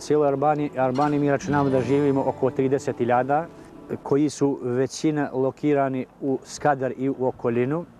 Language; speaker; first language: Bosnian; early bilingual, heritage; Serbian